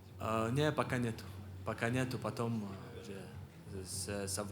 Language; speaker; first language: Russian; non-native, local second language; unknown